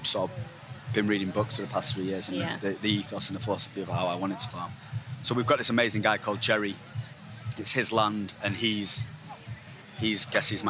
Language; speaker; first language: English; native; English